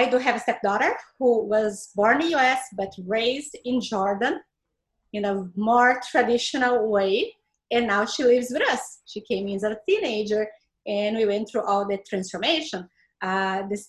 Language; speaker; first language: English; non-native, fluent; Portuguese